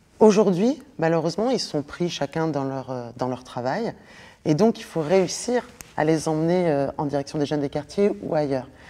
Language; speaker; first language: French; native; French